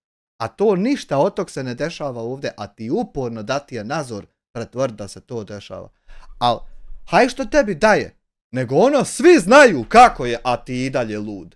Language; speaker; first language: Bosnian; native; Bosnian